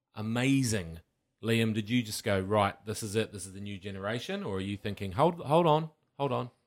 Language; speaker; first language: English; native; English